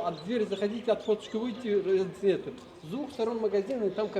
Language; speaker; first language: Russian; non-native, local second language; Tajik